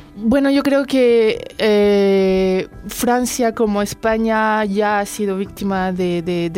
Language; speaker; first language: Spanish; non-native, fluent; French